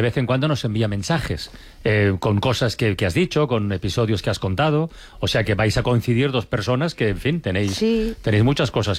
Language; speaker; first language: Spanish; native; Spanish